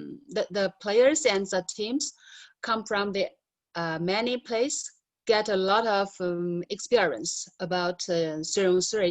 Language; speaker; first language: English; non-native, learner; Chinese